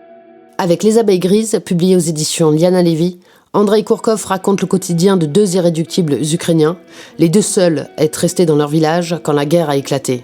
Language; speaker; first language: French; native; French